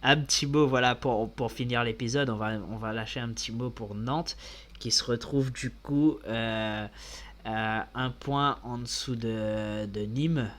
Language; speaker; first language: French; native; French